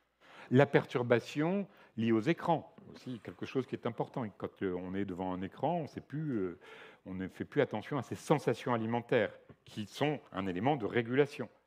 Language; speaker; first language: French; native; French